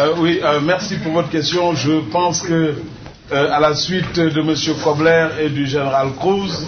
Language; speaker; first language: French; native; French